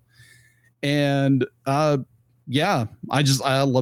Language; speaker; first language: English; native; English